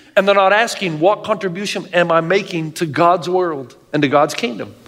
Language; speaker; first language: English; native; English